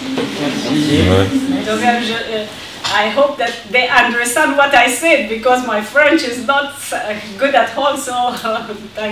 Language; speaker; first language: English; non-native, fluent; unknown